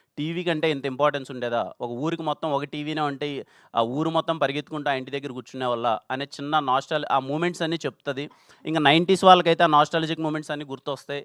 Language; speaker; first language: Telugu; native; Telugu